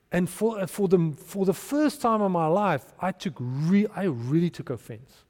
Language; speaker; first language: English; non-native, local second language; Afrikaans